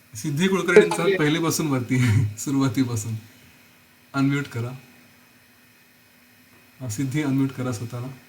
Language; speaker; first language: Marathi; native; Marathi